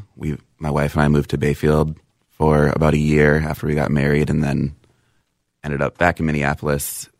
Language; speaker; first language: English; native; English